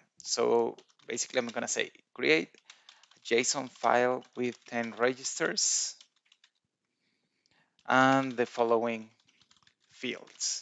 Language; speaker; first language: English; non-native, fluent; Spanish